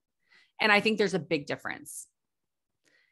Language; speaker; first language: English; native; English